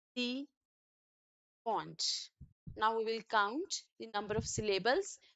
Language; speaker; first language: English; non-native, local second language; Punjabi